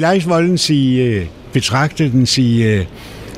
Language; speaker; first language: German; non-native, fluent; Danish